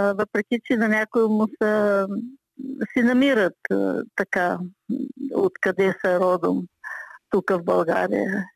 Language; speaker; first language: Bulgarian; early bilingual, heritage; Bulgarian